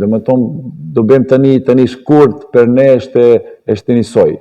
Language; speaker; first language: Albanian; non-native, learner; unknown